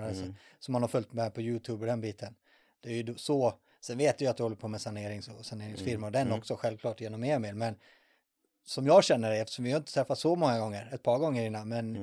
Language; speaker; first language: Swedish; native; Swedish